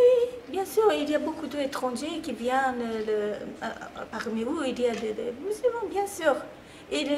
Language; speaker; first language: French; non-native, fluent; Japanese